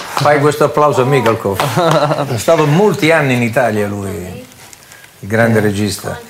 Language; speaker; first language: Italian; native; Italian